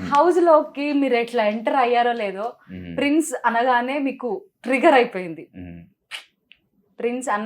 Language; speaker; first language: Telugu; native; Telugu